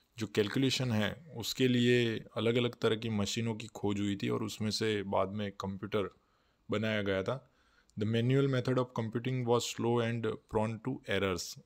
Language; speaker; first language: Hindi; non-native, local second language; Gujarati